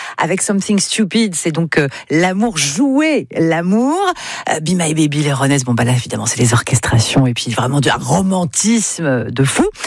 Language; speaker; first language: French; native; French